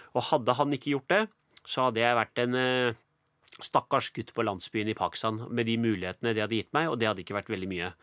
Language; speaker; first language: Norwegian; early bilingual, other home language; Punjabi